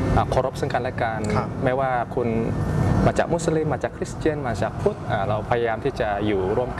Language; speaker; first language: Thai; early bilingual, other home language; Indonesian